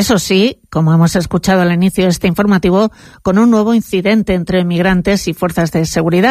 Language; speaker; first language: Spanish; native; Spanish